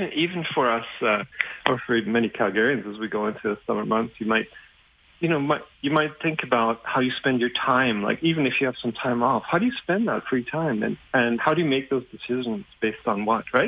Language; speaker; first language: English; non-native, fluent; German